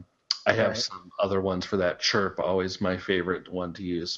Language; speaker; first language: English; native; English